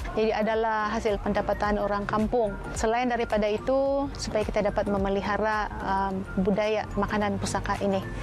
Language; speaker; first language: Malay; non-native, local second language; Central Dusun